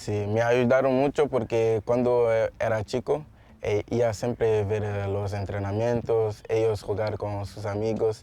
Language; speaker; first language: Spanish; non-native, learner; Portuguese